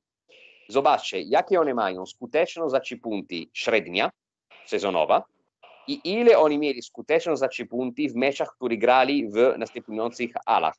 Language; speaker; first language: Polish; non-native, fluent; Italian